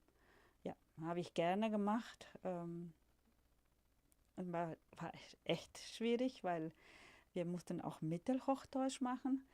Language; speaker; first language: German; non-native, fluent; Spanish